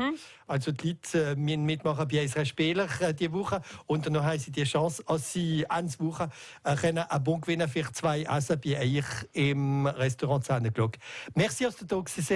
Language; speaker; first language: German; native; German